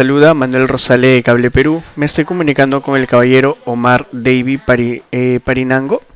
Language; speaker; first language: Spanish; native; Spanish